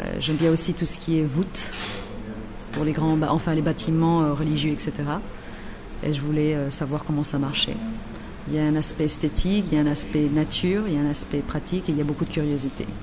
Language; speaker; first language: French; non-native, fluent; Dutch